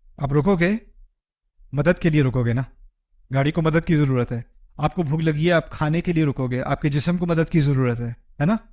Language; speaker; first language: Urdu; early bilingual, heritage; Urdu